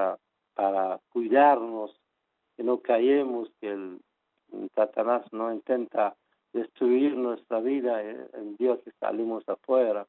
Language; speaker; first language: Spanish; non-native, fluent; Persian